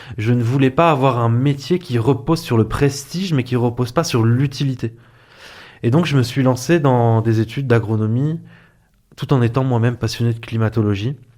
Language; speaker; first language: French; early bilingual, other home language; Arabic